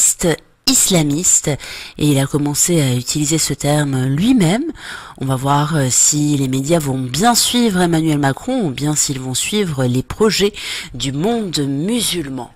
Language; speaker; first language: French; native; French